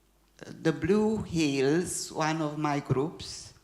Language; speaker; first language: English; non-native, fluent; Hungarian